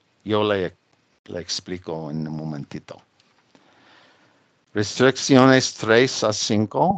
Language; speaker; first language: Spanish; non-native, fluent; English